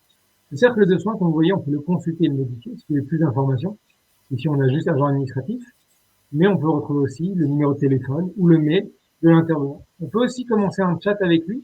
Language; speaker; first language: French; native; French